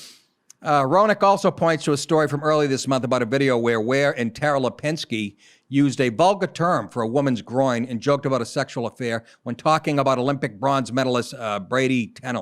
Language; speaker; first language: English; native; English